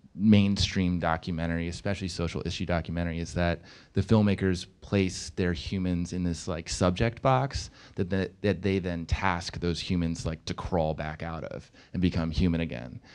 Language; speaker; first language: English; native; English